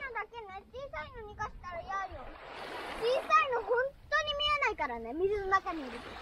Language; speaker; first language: Japanese; native; Japanese